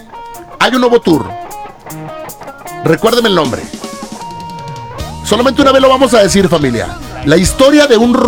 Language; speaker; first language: Spanish; native; Spanish